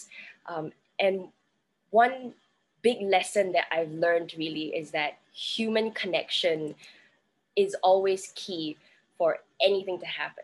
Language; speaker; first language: English; native; English